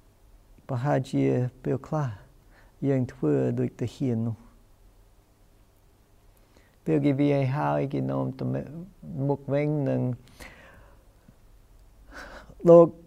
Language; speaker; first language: Khmer; non-native, fluent; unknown